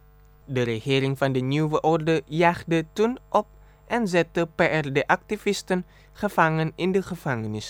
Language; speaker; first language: Dutch; non-native, fluent; Indonesian